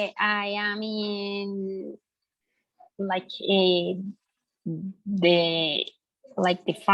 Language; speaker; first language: English; non-native, learner; Spanish